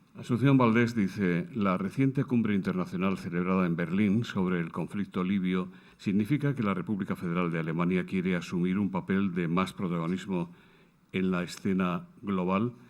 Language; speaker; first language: Spanish; native; Spanish